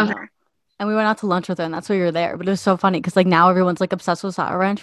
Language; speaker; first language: English; native; English